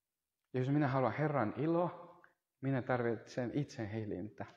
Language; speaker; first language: Finnish; non-native, fluent; Spanish